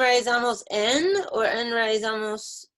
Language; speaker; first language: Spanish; non-native, learner; English